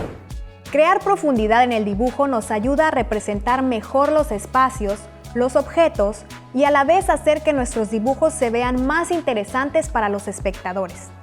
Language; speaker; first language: Spanish; native; Spanish